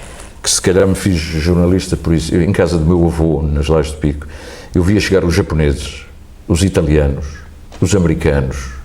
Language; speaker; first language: Portuguese; native; Portuguese